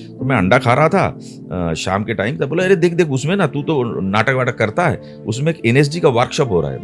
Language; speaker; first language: Hindi; non-native, local second language; Bangla